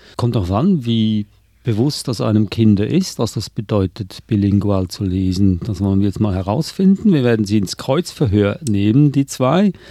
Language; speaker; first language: German; native; German